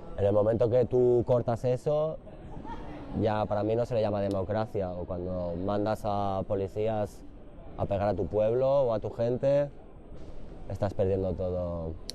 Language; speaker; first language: Spanish; native; Spanish